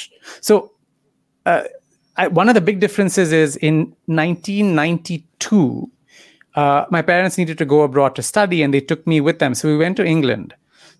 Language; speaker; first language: English; non-native, local second language; Tamil